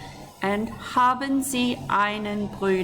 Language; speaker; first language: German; non-native, fluent; English